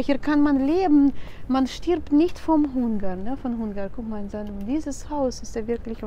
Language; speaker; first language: German; non-native, fluent; Russian